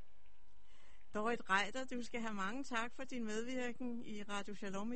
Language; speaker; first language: Danish; native; Danish